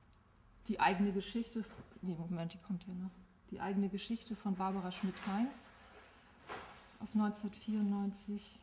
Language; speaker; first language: German; native; German